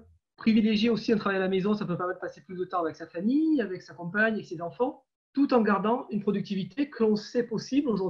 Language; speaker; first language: French; native; French